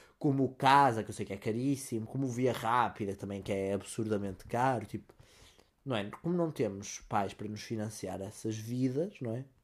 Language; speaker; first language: Portuguese; native; Portuguese